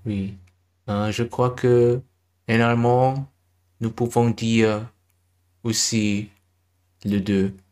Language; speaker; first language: French; non-native, learner; German